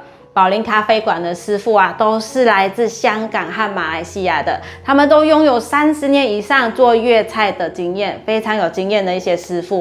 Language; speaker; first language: Chinese; native; Chinese